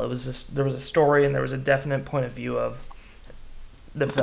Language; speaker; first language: English; native; English